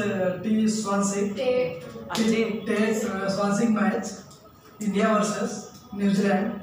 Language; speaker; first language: German; non-native, learner; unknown